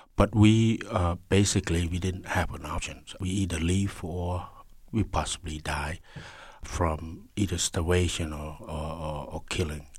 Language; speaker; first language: English; non-native, learner; Khmer